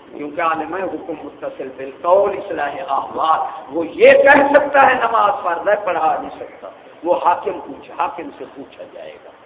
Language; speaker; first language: Urdu; non-native, local second language; Punjabi